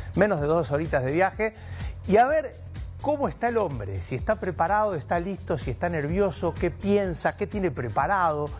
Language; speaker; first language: Spanish; native; Spanish